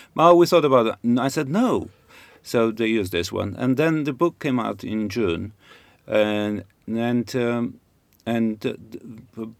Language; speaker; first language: English; non-native, fluent; Polish